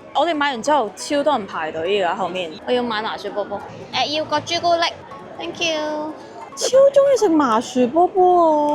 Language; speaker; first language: Cantonese; native; Cantonese